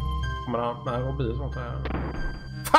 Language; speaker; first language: Swedish; native; Swedish